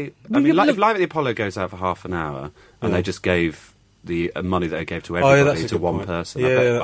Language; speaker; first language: English; native; English